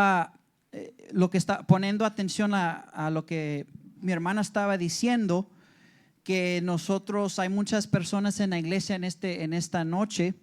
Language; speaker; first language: Spanish; early bilingual, heritage; English